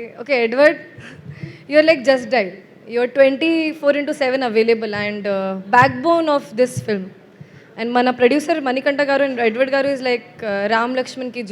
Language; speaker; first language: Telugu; non-native, learner; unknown